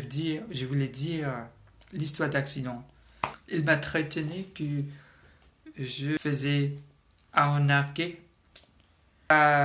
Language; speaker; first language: French; non-native, learner; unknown